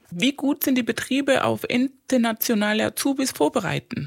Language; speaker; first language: German; non-native, fluent; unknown